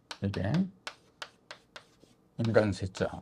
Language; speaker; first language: Korean; native; Korean